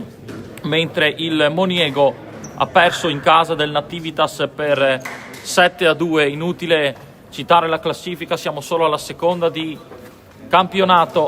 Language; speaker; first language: Italian; native; Italian